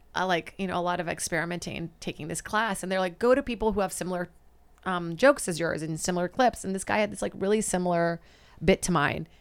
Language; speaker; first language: English; non-native, fluent; Portuguese